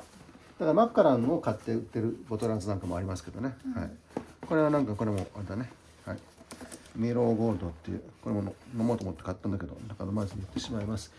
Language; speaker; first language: Japanese; native; Japanese